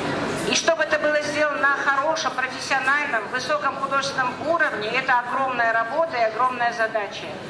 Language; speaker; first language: Russian; native; Russian